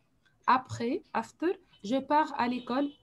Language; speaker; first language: French; non-native, fluent; Arabic